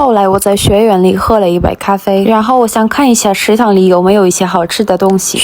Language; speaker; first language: Chinese; non-native, fluent; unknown